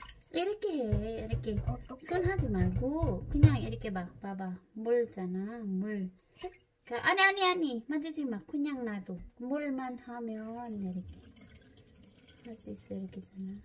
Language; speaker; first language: Korean; non-native, learner; Filipino